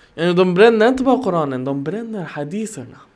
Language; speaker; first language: Swedish; non-native, fluent; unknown